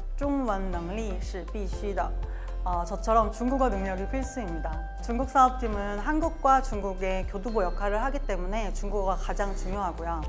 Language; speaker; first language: Korean; native; Korean